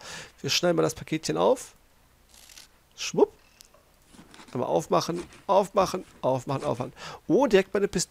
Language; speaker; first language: German; native; German